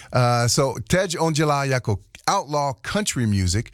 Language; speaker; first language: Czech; non-native, learner; English